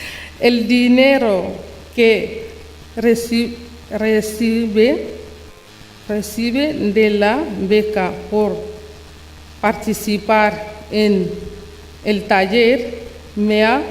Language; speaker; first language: Spanish; non-native, learner; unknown